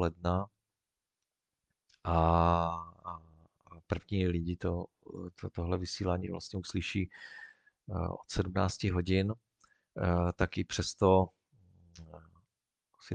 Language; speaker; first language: Czech; native; Czech